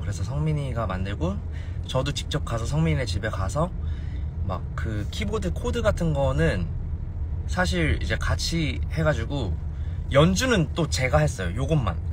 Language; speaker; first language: Korean; early bilingual, heritage; Korean